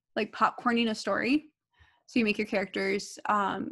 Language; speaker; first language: English; native; English